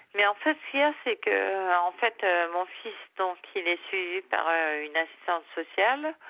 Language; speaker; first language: French; native; French